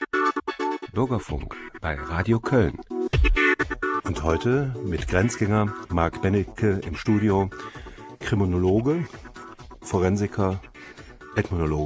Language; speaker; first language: German; native; German